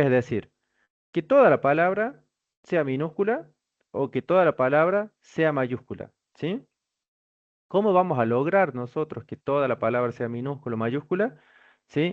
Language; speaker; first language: Spanish; native; Spanish